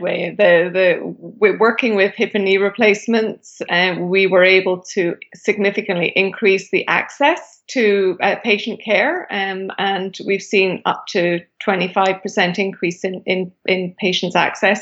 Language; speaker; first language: English; native; English